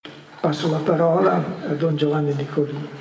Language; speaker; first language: Italian; native; Italian